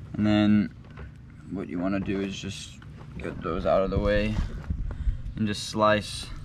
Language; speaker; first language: English; non-native, fluent; Indonesian